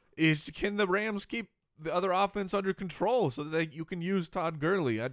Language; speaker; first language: English; native; English